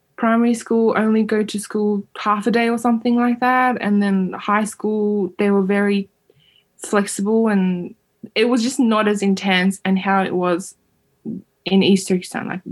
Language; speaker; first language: English; early bilingual, other home language; Uyghur